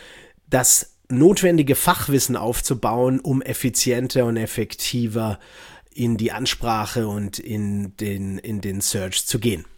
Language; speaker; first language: German; native; German